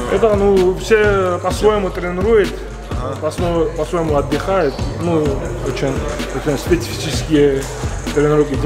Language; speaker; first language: Russian; non-native, fluent; Georgian